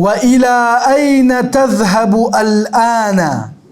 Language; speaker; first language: Arabic; non-native, fluent; Urdu